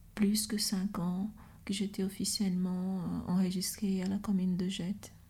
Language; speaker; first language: French; non-native, fluent; Portuguese